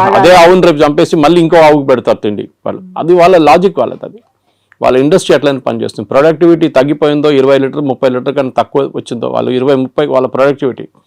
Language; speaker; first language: Telugu; non-native, local second language; Malayalam